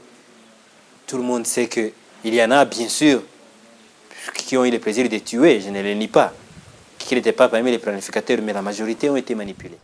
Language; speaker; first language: French; non-native, local second language; Kinyarwanda